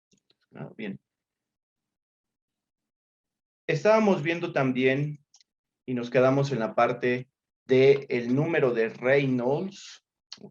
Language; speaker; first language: Spanish; native; Spanish